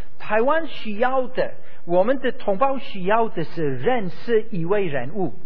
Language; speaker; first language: Chinese; non-native, fluent; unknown